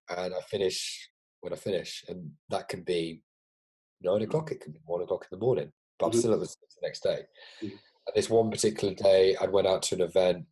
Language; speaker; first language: English; native; English